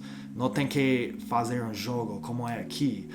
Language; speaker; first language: Portuguese; non-native, learner; English